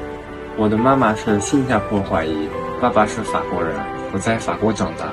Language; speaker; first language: Chinese; early bilingual, heritage; Chinese